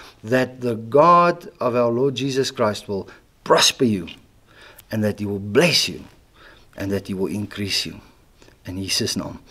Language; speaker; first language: English; non-native, local second language; Afrikaans